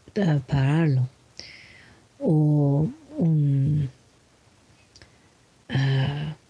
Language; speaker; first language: Spanish; non-native, learner; English